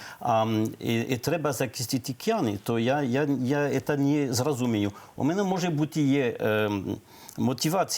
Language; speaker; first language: Ukrainian; non-native, learner; French